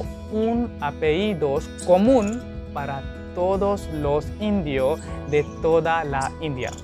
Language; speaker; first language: Spanish; non-native, learner; Hindi